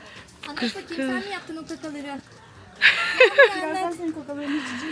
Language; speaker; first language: Turkish; native; Turkish